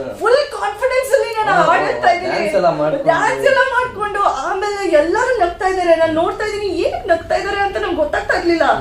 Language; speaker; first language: Kannada; non-native, learner; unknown